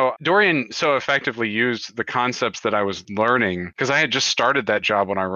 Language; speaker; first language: English; native; English